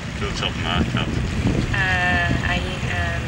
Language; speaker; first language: Thai; non-native, learner; English